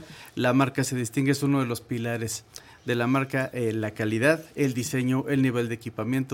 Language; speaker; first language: Spanish; native; Spanish